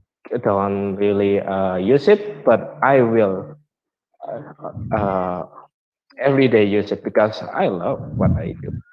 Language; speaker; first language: English; non-native, learner; Indonesian